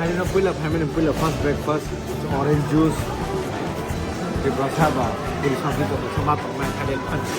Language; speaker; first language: English; non-native, learner; Thai